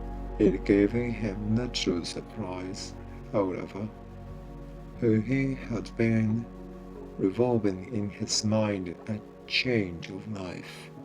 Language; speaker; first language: English; non-native, fluent; Japanese